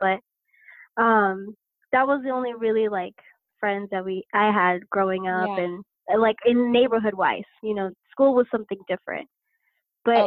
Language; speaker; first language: English; native; English